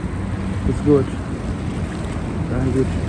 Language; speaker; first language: English; non-native, learner; Portuguese